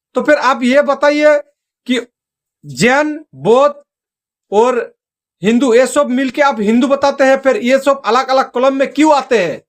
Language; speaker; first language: Hindi; non-native, local second language; Santali